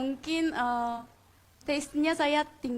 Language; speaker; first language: Indonesian; non-native, fluent; Korean